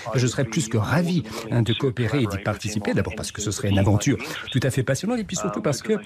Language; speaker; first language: French; non-native, fluent; English